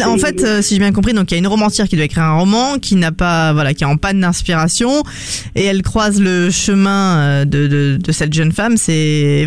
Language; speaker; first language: French; native; French